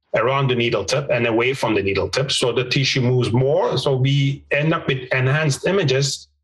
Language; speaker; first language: English; non-native, fluent; Turkish